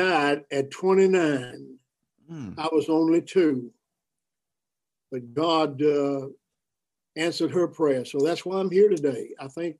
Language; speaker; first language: English; native; English